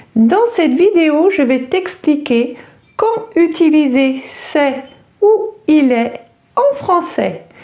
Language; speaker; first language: French; native; French